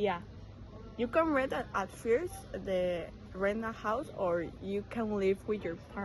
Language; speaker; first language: English; non-native, learner; Spanish